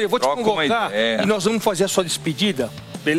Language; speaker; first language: Portuguese; native; Portuguese